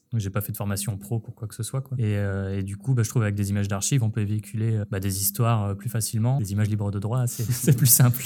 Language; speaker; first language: French; native; French